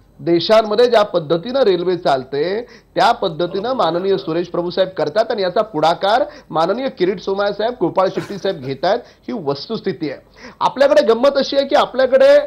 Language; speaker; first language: Marathi; native; Marathi